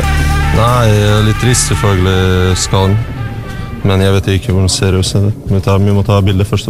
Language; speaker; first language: Norwegian; non-native, learner; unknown